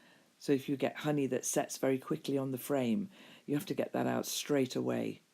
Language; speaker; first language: English; native; English